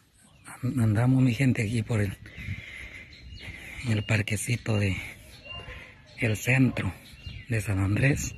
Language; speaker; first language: Spanish; native; Spanish